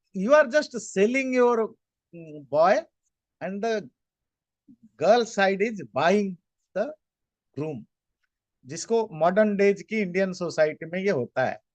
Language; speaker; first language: Hindi; native; Hindi